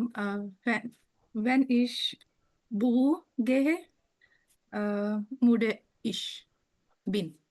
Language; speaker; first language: German; non-native, learner; Urdu